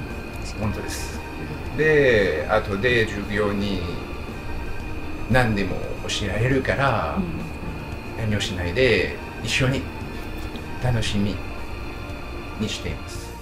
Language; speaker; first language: Japanese; non-native, learner; French